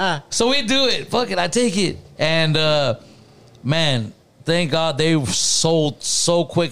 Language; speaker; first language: English; early bilingual, other home language; Spanish